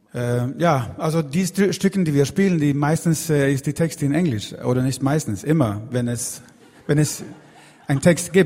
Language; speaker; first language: German; non-native, fluent; Swedish